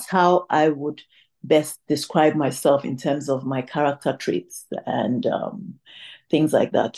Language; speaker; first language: English; non-native, local second language; Igbo